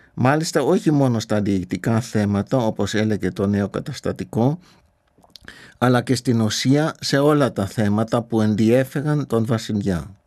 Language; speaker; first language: Greek; non-native, fluent; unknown